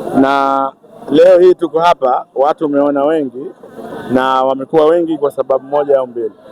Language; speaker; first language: Swahili; native; Swahili